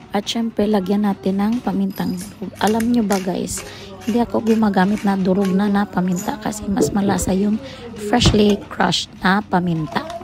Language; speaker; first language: Filipino; non-native, local second language; Cebuano